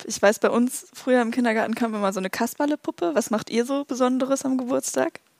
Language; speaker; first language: German; native; German